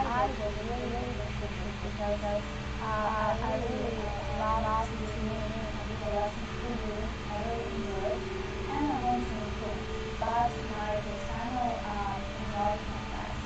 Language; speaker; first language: English; non-native, learner; Ukrainian